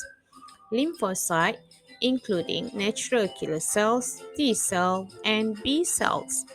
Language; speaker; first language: English; non-native, fluent; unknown